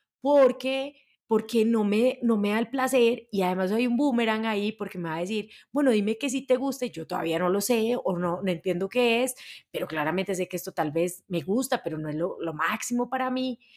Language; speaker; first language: Spanish; native; Spanish